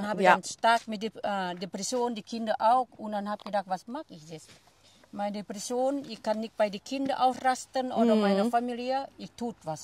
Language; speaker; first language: German; non-native, fluent; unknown